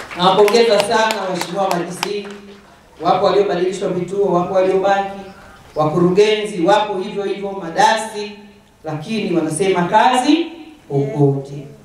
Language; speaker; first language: Swahili; native; Swahili